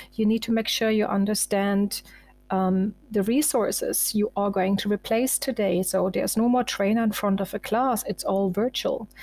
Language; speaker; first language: English; non-native, fluent; German